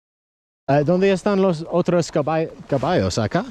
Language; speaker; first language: Spanish; non-native, learner; English